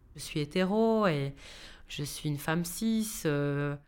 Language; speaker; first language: French; native; French